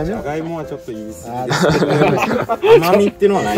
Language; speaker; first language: Japanese; native; Japanese